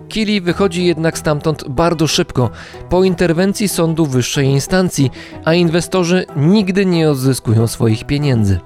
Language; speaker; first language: Polish; native; Polish